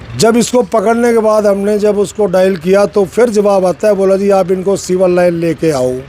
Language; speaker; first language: Hindi; native; Hindi